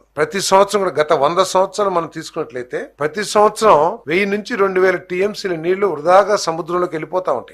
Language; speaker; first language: Telugu; native; Telugu